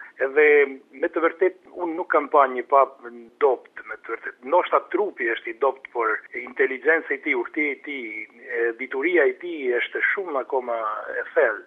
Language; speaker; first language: Albanian; non-native, fluent; Italian